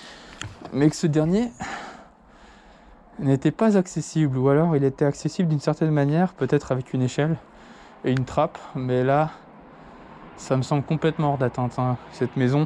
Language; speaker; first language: French; native; French